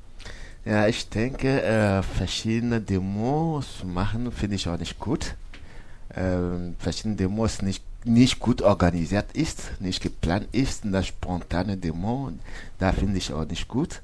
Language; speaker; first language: German; non-native, learner; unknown